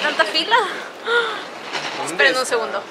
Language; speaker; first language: Spanish; native; Spanish